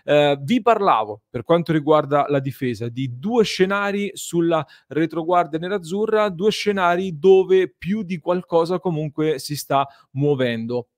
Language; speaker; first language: Italian; native; Italian